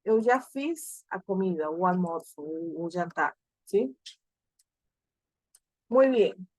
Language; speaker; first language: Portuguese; non-native, fluent; Spanish